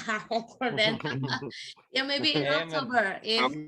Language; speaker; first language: English; non-native, fluent; Indonesian